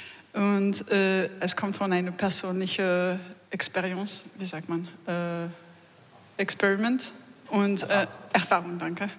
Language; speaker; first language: German; non-native, learner; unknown